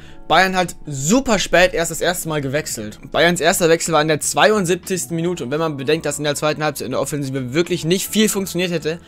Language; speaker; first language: German; native; German